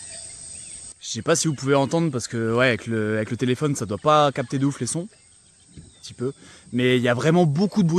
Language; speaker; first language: French; native; French